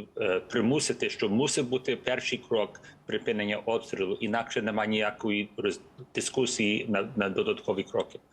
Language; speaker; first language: Ukrainian; early bilingual, heritage; English